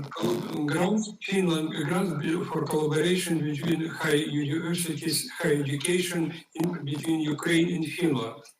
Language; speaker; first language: English; non-native, fluent; Ukrainian